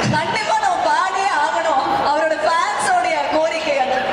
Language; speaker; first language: Tamil; native; Tamil